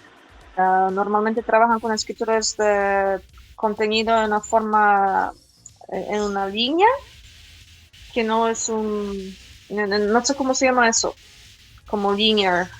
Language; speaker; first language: Spanish; non-native, fluent; Polish